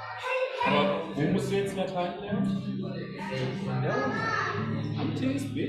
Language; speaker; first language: German; early bilingual, other home language; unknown